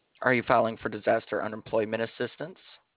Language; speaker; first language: English; native; English